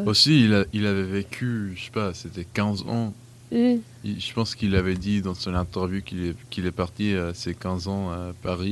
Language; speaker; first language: French; non-native, fluent; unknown